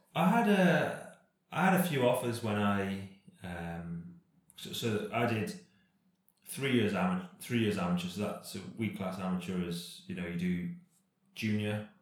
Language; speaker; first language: English; native; English